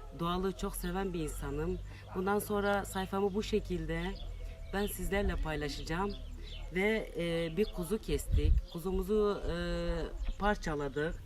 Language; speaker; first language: Turkish; non-native, local second language; Kurdish